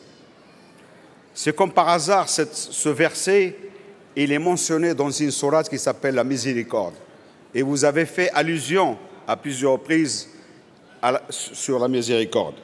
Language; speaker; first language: French; non-native, local second language; Arabic